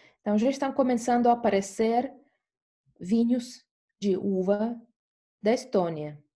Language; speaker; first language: Portuguese; non-native, fluent; Estonian